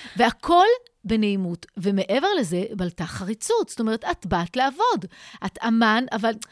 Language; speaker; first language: Hebrew; native; Hebrew